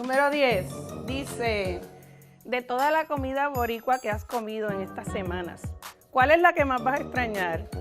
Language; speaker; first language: Spanish; native; Spanish